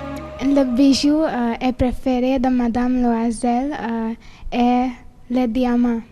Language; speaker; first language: French; non-native, learner; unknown